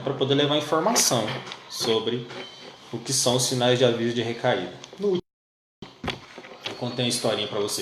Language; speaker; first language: Portuguese; native; Portuguese